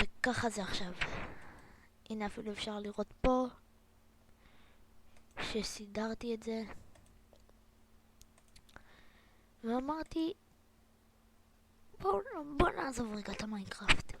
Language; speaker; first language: Hebrew; native; Hebrew